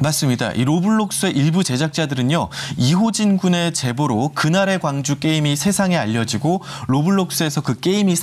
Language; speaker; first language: Korean; native; Korean